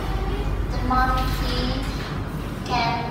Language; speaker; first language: English; non-native, learner; Vietnamese